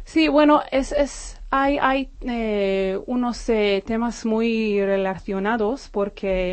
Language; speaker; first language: Spanish; non-native, fluent; Hebrew